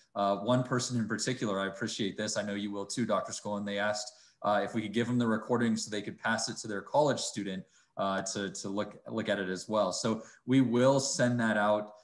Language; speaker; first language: English; native; English